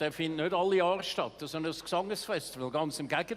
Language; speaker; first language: German; native; German